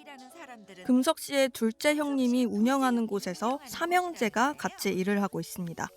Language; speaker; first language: Korean; native; Korean